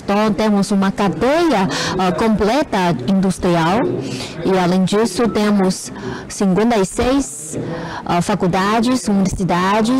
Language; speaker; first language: Portuguese; non-native, fluent; Chinese